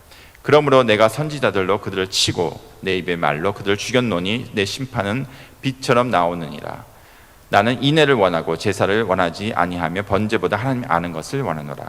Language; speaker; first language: Korean; native; Korean